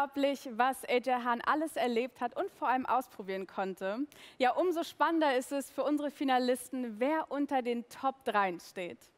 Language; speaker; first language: German; native; German